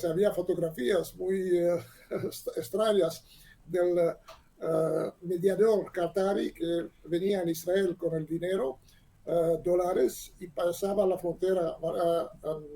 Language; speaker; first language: Spanish; non-native, learner; Hebrew